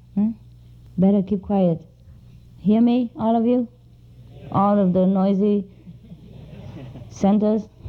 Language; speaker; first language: English; non-native, fluent; Vietnamese